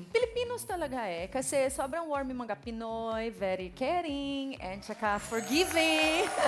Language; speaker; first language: Filipino; non-native, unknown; Portuguese